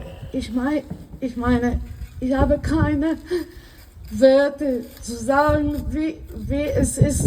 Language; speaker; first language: German; non-native, learner; Hebrew